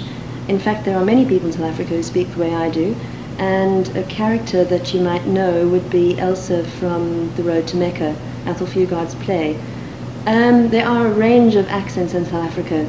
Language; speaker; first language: English; native; English